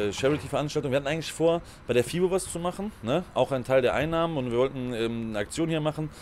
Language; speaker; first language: German; native; German